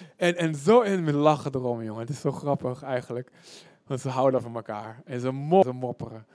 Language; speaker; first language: Dutch; early bilingual, other home language; Indonesian